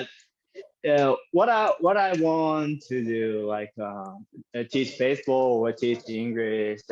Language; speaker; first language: English; non-native, learner; Japanese